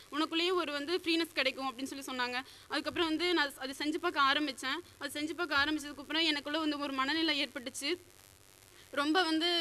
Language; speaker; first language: Tamil; native; Tamil